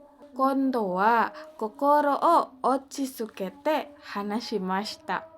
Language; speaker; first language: Japanese; non-native, learner; Indonesian